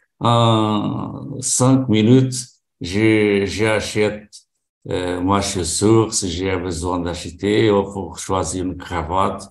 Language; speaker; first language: French; non-native, learner; Portuguese